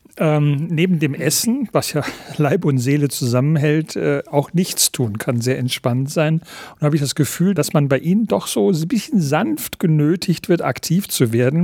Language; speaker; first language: German; native; German